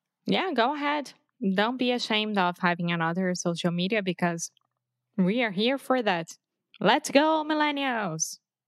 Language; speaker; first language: English; non-native, fluent; Portuguese